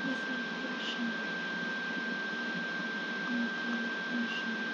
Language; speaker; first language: English; non-native, learner; Vietnamese